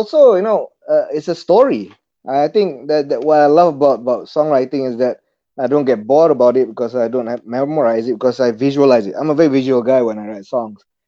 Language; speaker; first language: English; non-native, local second language; Malay